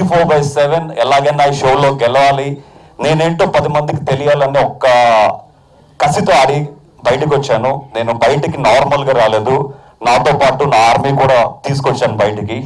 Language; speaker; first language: Telugu; native; Telugu